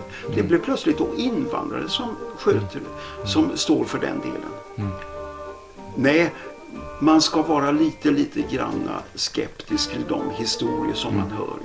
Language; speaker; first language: Swedish; native; Swedish